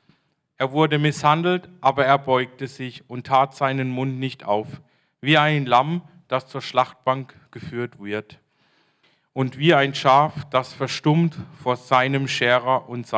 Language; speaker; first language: German; native; German